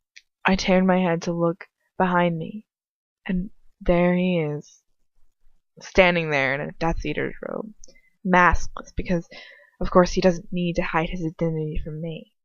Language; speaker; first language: English; native; English